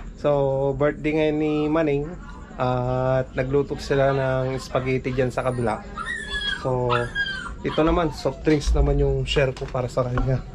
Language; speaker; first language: Filipino; native; Filipino